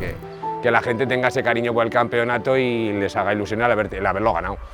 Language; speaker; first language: Spanish; native; Spanish